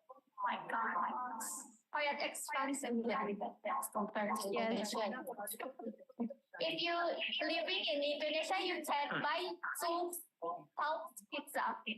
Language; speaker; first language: English; non-native, learner; Indonesian